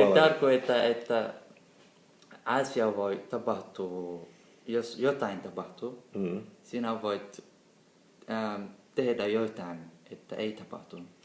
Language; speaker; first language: Finnish; non-native, learner; Somali